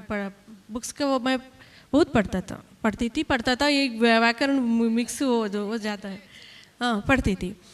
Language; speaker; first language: Hindi; non-native, local second language; Kannada